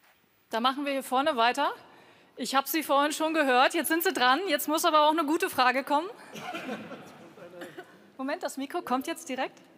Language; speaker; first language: German; native; German